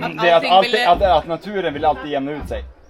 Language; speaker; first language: Swedish; native; Swedish